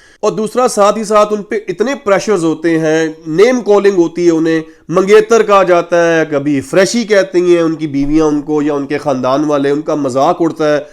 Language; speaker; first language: Urdu; native; Urdu